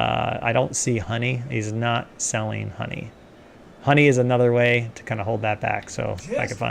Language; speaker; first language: English; native; English